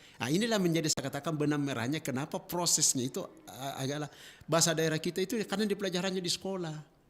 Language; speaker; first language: Indonesian; native; Indonesian